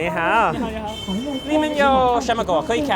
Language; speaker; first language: Chinese; non-native, fluent; English